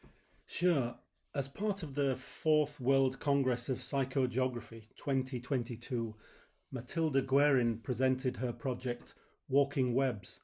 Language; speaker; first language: English; native; English